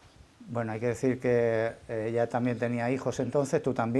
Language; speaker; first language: Spanish; native; Spanish